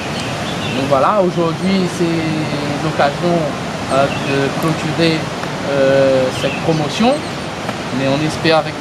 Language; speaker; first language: French; native; French